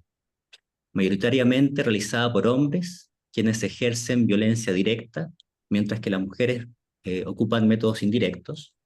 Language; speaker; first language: Spanish; native; Spanish